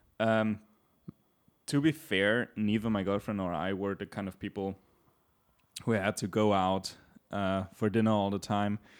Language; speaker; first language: English; non-native, fluent; German